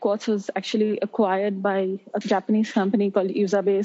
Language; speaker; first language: English; non-native, local second language; Hindi